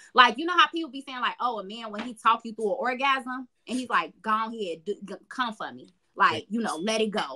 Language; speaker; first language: English; native; English